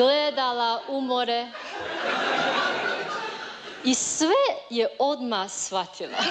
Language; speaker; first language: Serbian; non-native, learner; Chinese